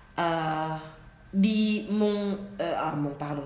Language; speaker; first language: Indonesian; native; Indonesian